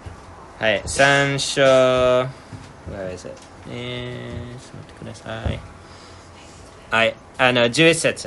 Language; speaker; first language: Japanese; non-native, fluent; English